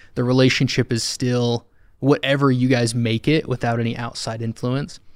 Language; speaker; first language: English; native; English